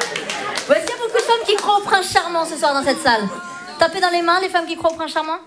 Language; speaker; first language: French; native; French